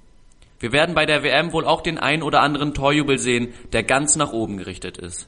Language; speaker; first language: German; native; German